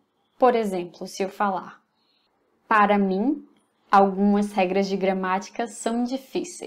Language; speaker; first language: Portuguese; non-native, fluent; English